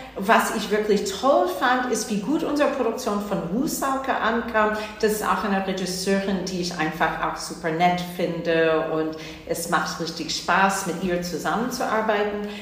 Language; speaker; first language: German; non-native, fluent; English